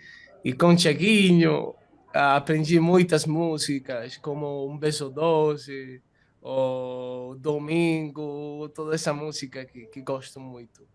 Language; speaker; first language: Portuguese; non-native, fluent; Italian